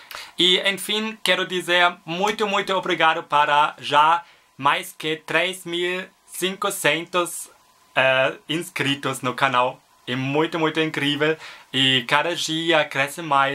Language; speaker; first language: Portuguese; non-native, learner; German